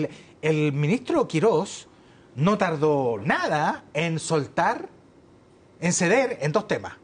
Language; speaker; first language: Spanish; native; Spanish